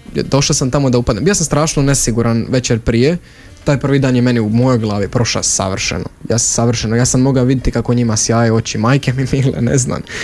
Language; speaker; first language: Croatian; native; Croatian